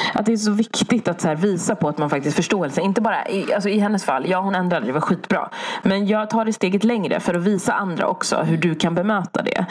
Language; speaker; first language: Swedish; early bilingual, other home language; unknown